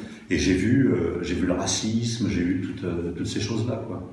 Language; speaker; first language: French; native; French